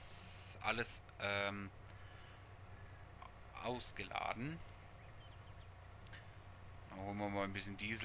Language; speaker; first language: German; native; German